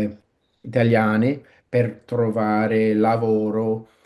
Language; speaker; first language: Italian; non-native, learner; English